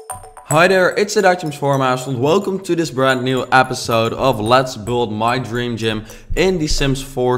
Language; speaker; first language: English; non-native, fluent; Dutch